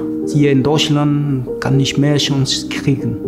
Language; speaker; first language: German; non-native, learner; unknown